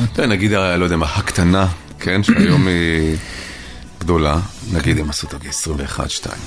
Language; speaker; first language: Hebrew; native; Hebrew